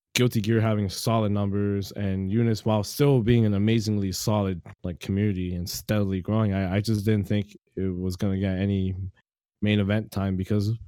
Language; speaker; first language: English; native; English